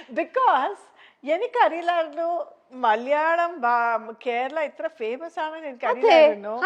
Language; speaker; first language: Malayalam; non-native, fluent; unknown